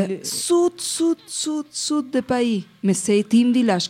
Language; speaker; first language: French; non-native, fluent; Spanish